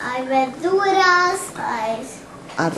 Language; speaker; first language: Spanish; early bilingual, heritage; Spanish